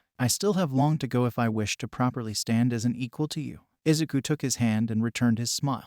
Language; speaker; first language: English; native; English